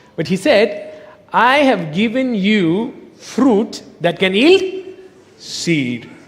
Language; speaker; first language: English; non-native, local second language; Tamil